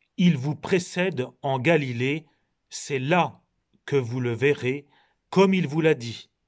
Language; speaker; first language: French; native; French